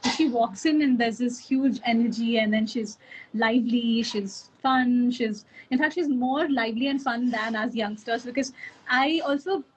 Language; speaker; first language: English; non-native, local second language; Kannada